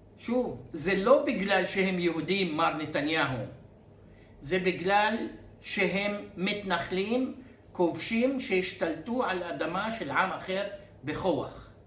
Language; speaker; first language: Hebrew; non-native, local second language; Arabic